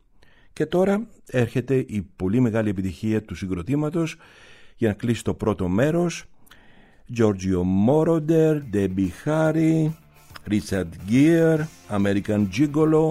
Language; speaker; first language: Greek; native; Greek